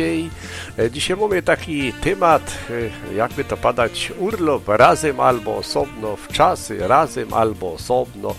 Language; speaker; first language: Polish; early bilingual, heritage; Polish